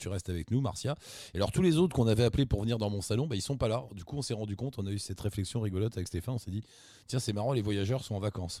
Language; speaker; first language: French; native; French